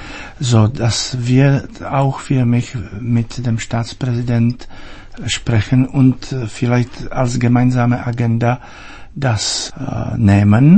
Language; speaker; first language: German; non-native, fluent; Czech